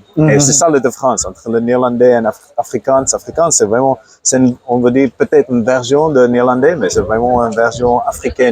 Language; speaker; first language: French; non-native, fluent; Afrikaans